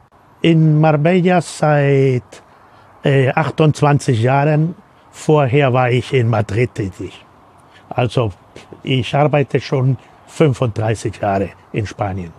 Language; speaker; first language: German; non-native, fluent; Spanish